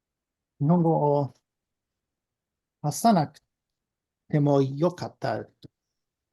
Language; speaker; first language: Japanese; non-native, learner; English